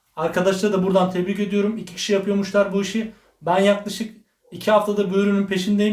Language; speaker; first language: Turkish; native; Turkish